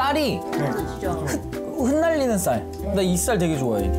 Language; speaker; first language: Korean; native; Korean